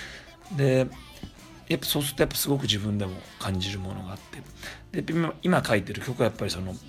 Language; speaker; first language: Japanese; native; Japanese